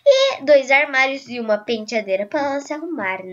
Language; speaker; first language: Portuguese; native; Portuguese